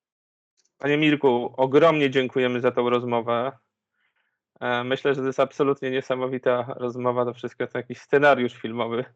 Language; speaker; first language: Polish; native; Polish